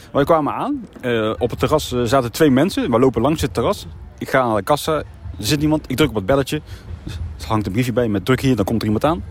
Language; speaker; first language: Dutch; native; Dutch